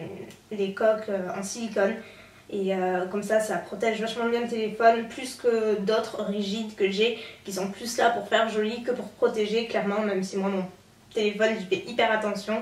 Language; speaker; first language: French; native; French